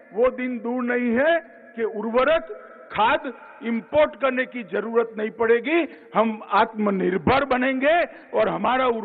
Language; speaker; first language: Hindi; non-native, local second language; Gujarati